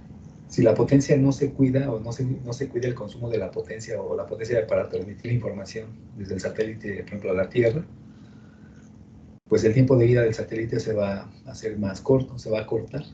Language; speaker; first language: Spanish; native; Spanish